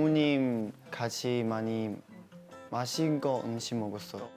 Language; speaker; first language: Korean; non-native, learner; Chinese